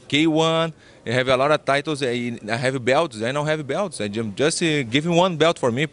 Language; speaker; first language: English; non-native, learner; Portuguese